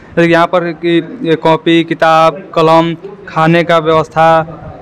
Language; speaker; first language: Hindi; native; Hindi